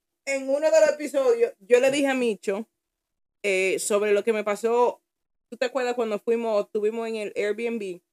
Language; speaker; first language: Spanish; early bilingual, heritage; Spanish